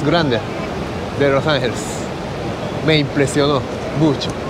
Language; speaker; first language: Spanish; non-native, learner; Japanese